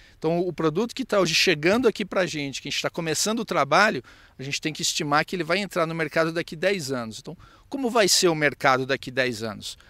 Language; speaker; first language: Portuguese; native; Portuguese